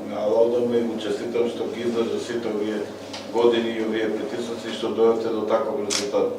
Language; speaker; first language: Macedonian; native; Macedonian